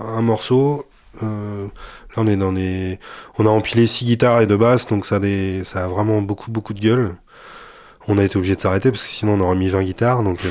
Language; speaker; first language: French; native; French